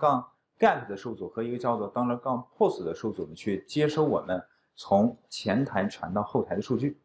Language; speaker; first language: Chinese; native; Chinese